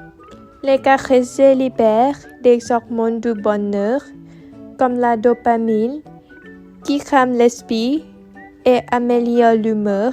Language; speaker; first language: French; non-native, learner; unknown